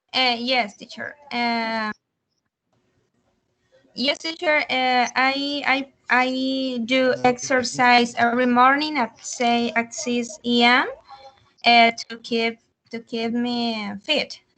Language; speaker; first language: English; non-native, learner; Spanish